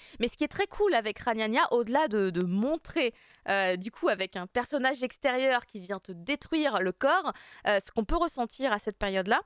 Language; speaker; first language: French; native; French